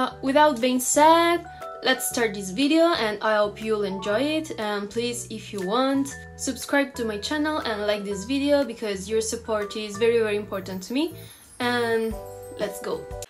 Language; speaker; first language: English; non-native, fluent; Italian